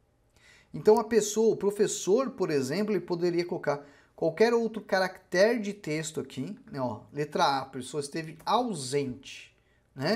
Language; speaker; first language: Portuguese; native; Portuguese